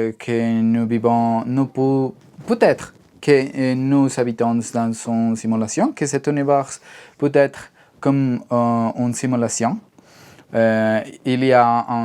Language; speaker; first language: French; non-native, learner; Spanish